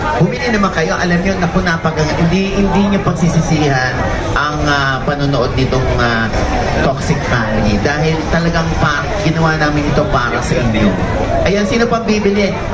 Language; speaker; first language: Filipino; native; Filipino